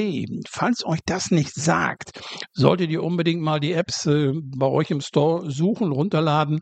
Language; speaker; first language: German; native; German